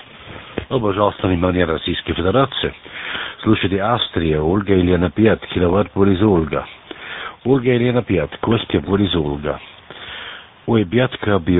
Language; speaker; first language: Russian; non-native, learner; German